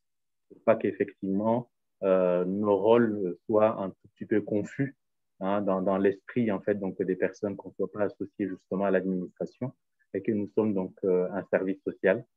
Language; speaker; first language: French; native; French